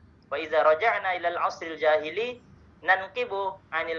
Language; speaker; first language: Arabic; non-native, learner; Indonesian